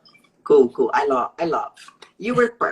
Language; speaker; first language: English; non-native, learner; Portuguese